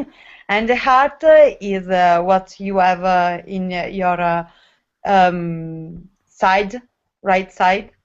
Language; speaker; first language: English; non-native, learner; Italian